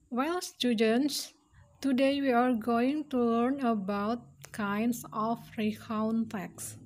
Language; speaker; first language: English; non-native, fluent; Indonesian